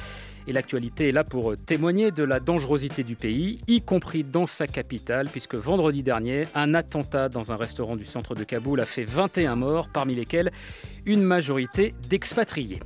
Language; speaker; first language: French; native; French